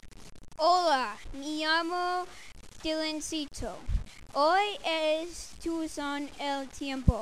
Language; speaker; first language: Spanish; non-native, learner; English